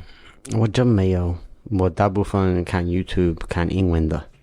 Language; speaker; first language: Chinese; non-native, learner; English